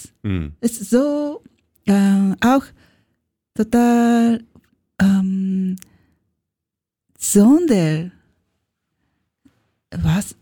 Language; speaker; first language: German; non-native, learner; Japanese